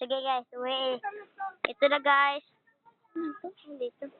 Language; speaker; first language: Filipino; non-native, local second language; Cebuano